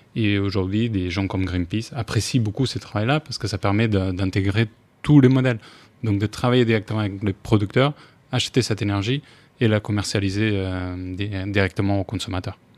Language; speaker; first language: French; non-native, fluent; Spanish